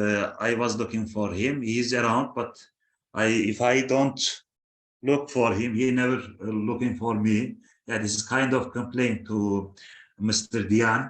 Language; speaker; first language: English; non-native, fluent; Turkish